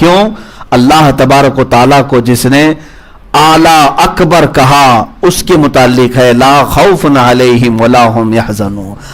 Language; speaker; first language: Urdu; native; Urdu